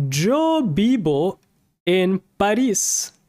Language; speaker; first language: Spanish; non-native, fluent; English